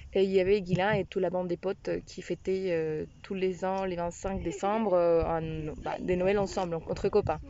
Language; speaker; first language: French; non-native, fluent; Spanish